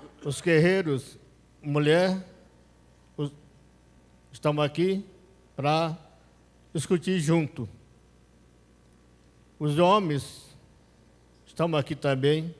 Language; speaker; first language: Portuguese; non-native, local second language; Yanomámi